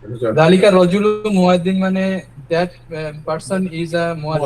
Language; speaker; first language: Arabic; non-native, learner; Bangla